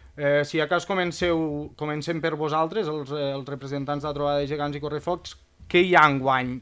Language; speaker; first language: Catalan; native; Catalan